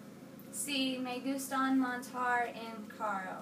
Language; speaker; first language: Spanish; non-native, learner; English